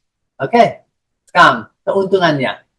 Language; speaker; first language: Indonesian; non-native, fluent; English